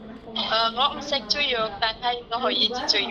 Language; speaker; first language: Cantonese; non-native, learner; Indonesian